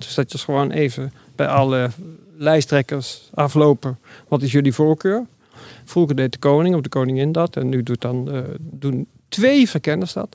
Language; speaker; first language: Dutch; native; Dutch